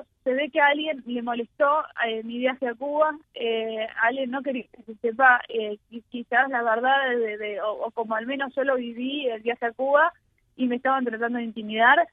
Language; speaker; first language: Spanish; native; Spanish